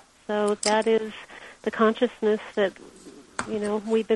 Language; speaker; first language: English; native; English